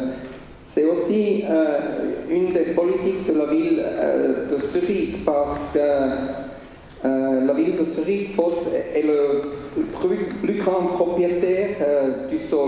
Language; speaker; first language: French; non-native, local second language; Swiss German